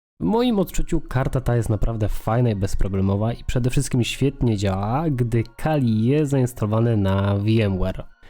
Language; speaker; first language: Polish; native; Polish